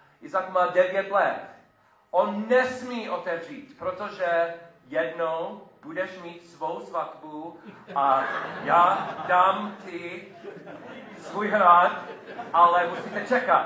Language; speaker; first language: Czech; non-native, fluent; English